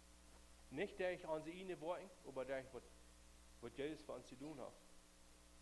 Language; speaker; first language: German; non-native, learner; Plautdietsch